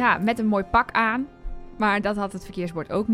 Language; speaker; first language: Dutch; native; Dutch